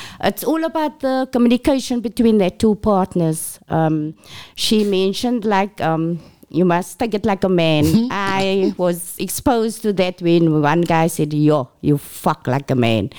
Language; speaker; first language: English; non-native, local second language; Afrikaans